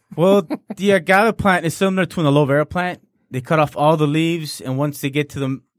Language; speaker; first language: English; non-native, fluent; Spanish